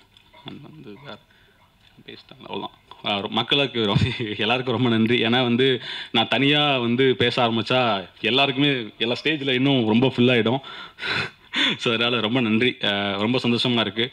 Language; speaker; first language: Tamil; native; Tamil